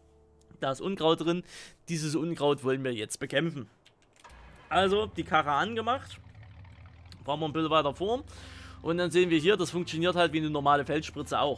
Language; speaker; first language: German; native; German